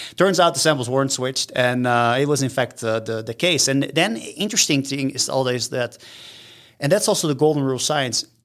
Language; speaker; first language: English; non-native, fluent; Dutch